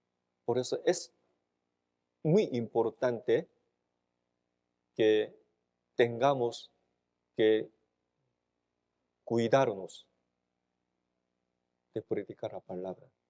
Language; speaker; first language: Spanish; non-native, fluent; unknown